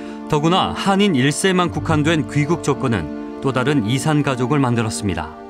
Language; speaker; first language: Korean; native; Korean